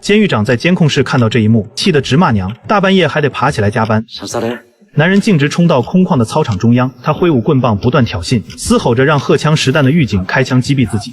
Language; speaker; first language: Chinese; native; Chinese